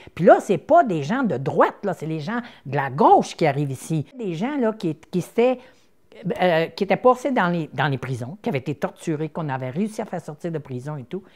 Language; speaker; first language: French; native; French